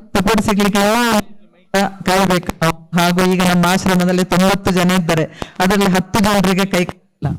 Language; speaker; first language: Kannada; non-native, local second language; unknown